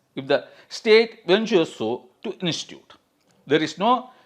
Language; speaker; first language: English; non-native, local second language; Malayalam